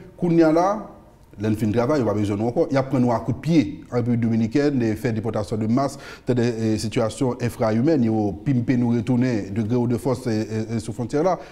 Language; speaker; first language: French; non-native, local second language; Haitian Creole